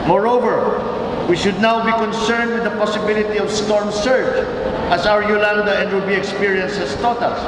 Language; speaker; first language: English; non-native, local second language; Filipino